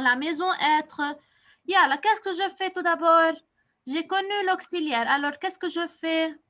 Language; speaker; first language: French; non-native, local second language; Arabic